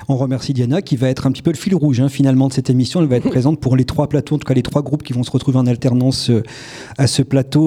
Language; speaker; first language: French; native; French